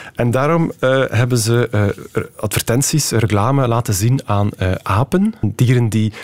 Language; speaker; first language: Dutch; native; Dutch